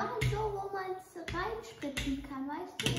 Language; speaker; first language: German; early bilingual, other home language; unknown